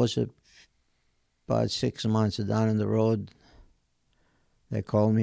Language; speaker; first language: English; non-native, fluent; Italian